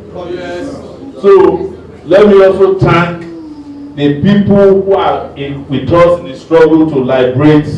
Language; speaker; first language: English; non-native, local second language; Yoruba